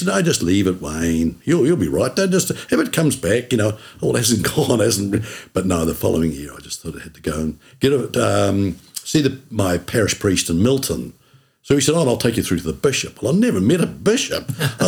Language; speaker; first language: English; native; English